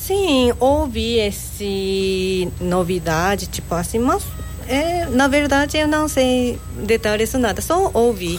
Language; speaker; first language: Portuguese; non-native, learner; Japanese